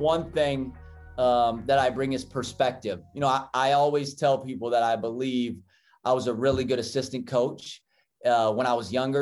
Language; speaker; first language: English; native; English